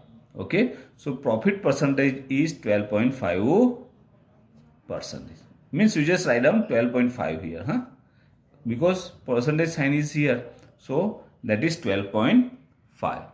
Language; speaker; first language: English; non-native, local second language; Gujarati